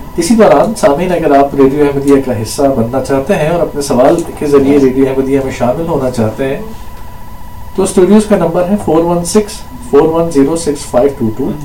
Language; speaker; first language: Urdu; native; Urdu